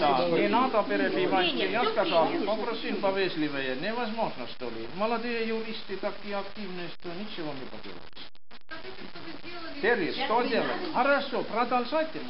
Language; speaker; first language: Russian; non-native, local second language; Estonian